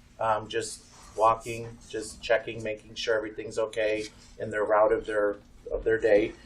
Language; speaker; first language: English; native; English